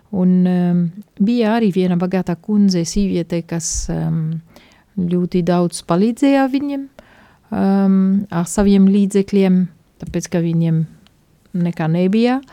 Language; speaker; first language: Latvian; non-native, fluent; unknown